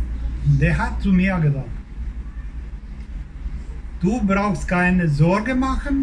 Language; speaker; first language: German; non-native, learner; Croatian